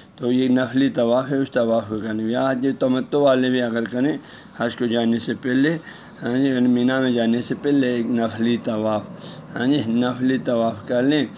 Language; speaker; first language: Urdu; non-native, local second language; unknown